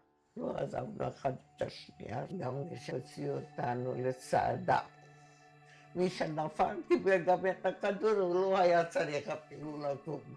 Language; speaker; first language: Hebrew; non-native, fluent; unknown